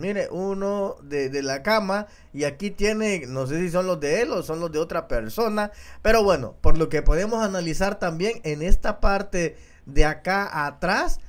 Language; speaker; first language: Spanish; native; Spanish